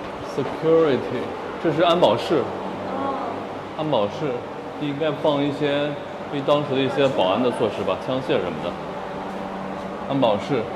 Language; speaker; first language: Chinese; native; Chinese